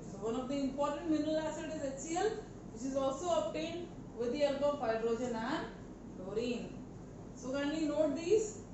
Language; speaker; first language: English; non-native, local second language; Hindi